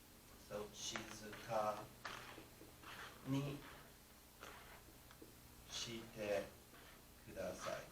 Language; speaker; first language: Japanese; non-native, fluent; English